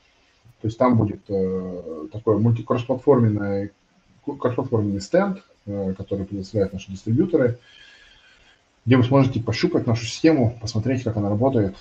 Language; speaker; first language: Russian; native; Russian